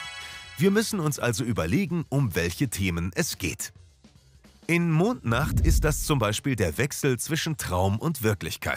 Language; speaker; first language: German; native; German